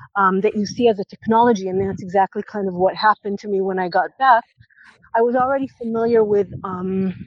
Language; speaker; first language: English; non-native, fluent; Hebrew